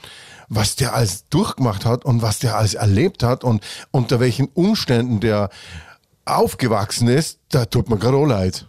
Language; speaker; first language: German; native; German